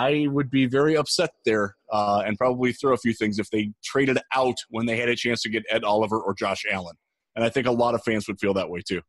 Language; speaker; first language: English; native; English